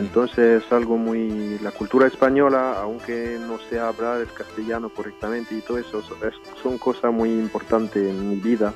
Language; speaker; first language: Spanish; early bilingual, heritage; French